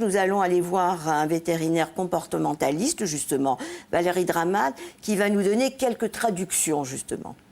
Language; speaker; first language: French; native; French